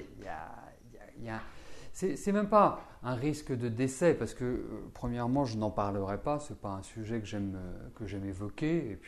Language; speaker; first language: French; native; French